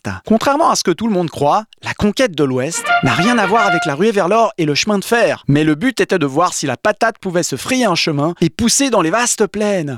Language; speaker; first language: French; native; French